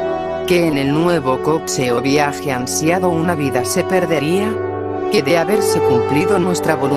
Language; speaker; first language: Spanish; native; Spanish